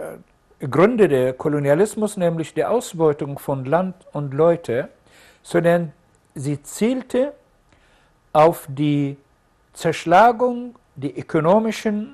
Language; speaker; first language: German; non-native, fluent; Arabic